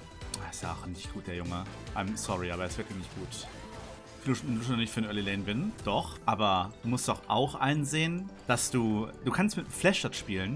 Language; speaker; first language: German; native; German